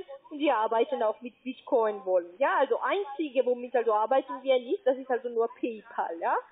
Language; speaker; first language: German; non-native, learner; Spanish